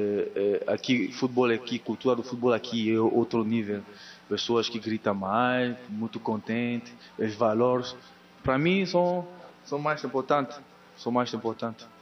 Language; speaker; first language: Portuguese; non-native, learner; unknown